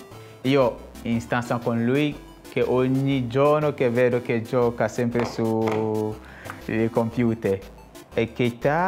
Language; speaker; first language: Italian; non-native, fluent; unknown